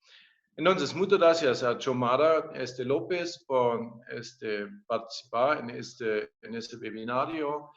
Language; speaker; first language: Spanish; non-native, fluent; German